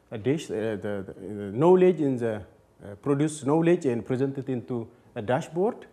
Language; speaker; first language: English; non-native, fluent; Amharic